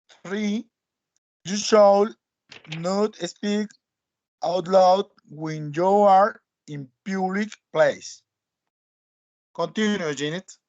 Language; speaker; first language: English; non-native, learner; Spanish